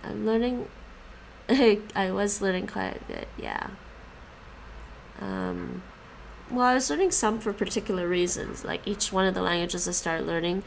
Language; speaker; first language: English; native; English